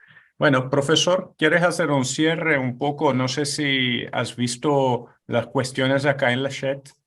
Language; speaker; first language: Spanish; non-native, fluent; Portuguese